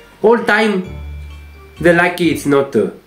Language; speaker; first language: English; non-native, learner; Greek